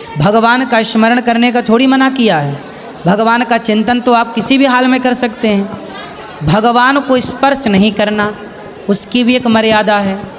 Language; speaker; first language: Hindi; native; Hindi